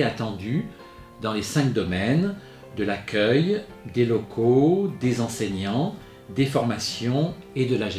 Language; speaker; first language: French; native; French